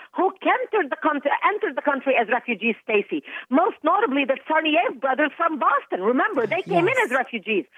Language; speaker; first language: English; non-native, fluent; Arabic